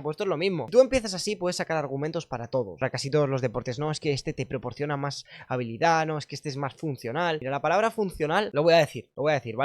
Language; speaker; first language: Spanish; native; Spanish